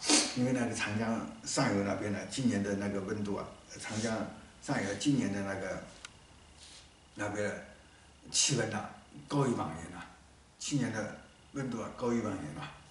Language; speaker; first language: Chinese; native; Chinese